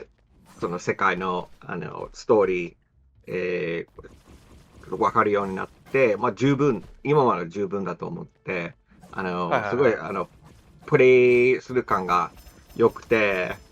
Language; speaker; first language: Japanese; non-native, fluent; English